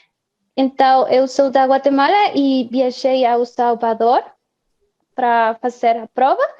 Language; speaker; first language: Portuguese; non-native, fluent; Spanish